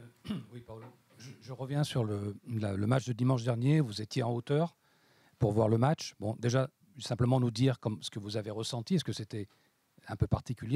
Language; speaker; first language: French; native; French